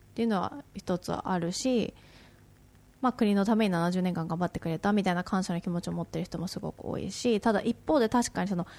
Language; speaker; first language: Japanese; native; Japanese